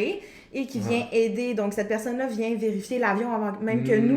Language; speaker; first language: French; native; French